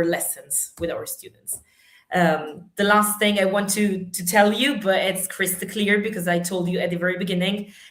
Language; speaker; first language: English; non-native, fluent; Italian